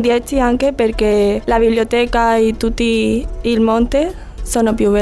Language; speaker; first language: Italian; non-native, learner; Spanish